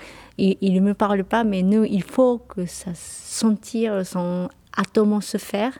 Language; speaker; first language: French; non-native, learner; Japanese